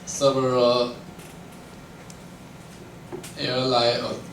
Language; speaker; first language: English; non-native, learner; Chinese